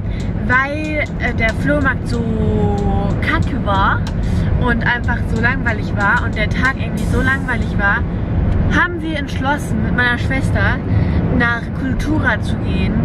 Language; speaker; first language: German; early bilingual, heritage; German